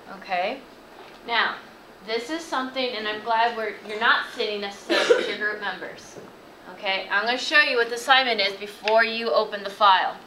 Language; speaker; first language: English; native; English